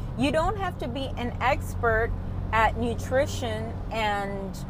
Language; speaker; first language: English; early bilingual, other home language; Spanish